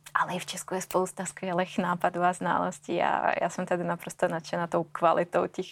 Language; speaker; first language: Czech; non-native, fluent; Russian